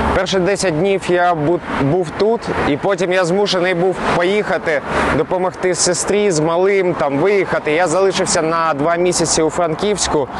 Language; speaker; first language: Ukrainian; non-native, local second language; Russian